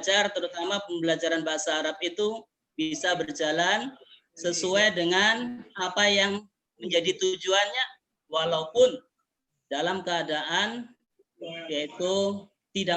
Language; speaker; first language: Indonesian; native; Indonesian